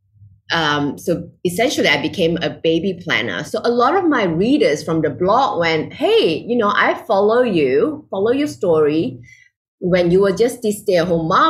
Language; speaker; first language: English; non-native, local second language; Chinese